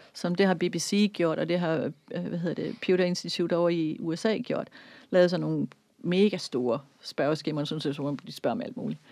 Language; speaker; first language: Danish; native; Danish